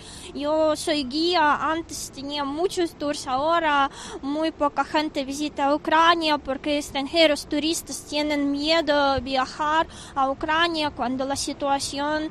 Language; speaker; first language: Spanish; non-native, fluent; Ukrainian